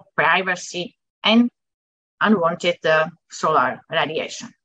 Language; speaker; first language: English; non-native, fluent; Dutch